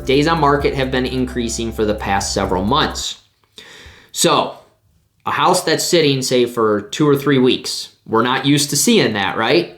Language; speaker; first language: English; native; English